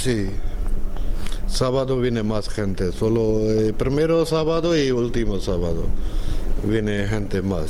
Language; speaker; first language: Spanish; non-native, learner; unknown